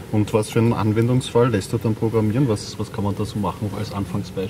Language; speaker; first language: German; native; German